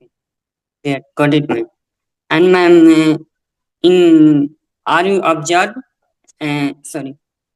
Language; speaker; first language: English; non-native, learner; Hindi